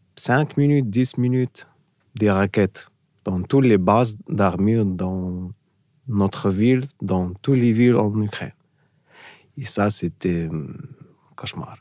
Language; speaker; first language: French; non-native, learner; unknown